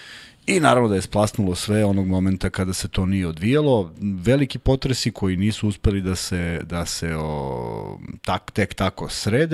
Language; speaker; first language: Serbian; native; Serbian